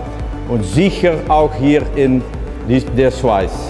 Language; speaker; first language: Dutch; non-native, learner; German